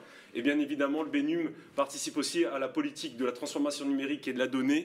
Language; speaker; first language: French; native; French